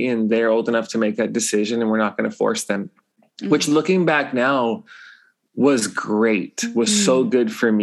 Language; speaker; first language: English; native; English